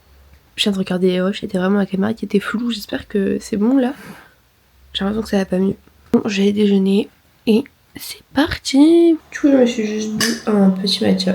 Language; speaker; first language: French; native; French